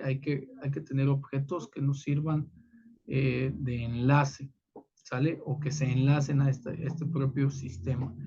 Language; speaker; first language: Spanish; native; Spanish